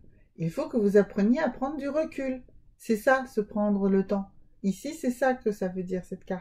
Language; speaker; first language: French; native; French